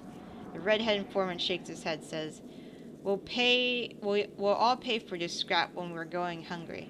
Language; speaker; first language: English; native; English